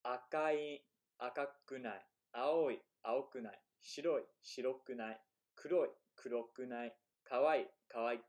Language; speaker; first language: Japanese; non-native, fluent; English